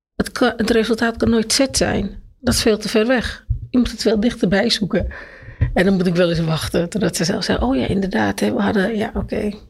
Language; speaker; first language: Dutch; native; Dutch